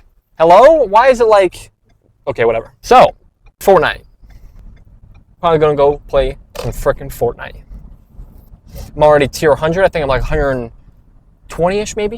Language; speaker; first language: English; native; English